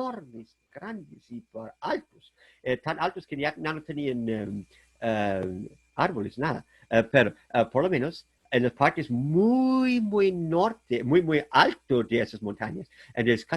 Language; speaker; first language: Spanish; non-native, fluent; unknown